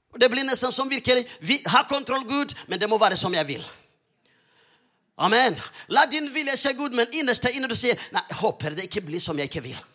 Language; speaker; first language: Norwegian; non-native, fluent; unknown